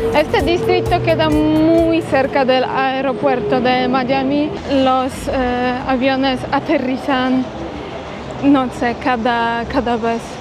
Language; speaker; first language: Spanish; non-native, fluent; Polish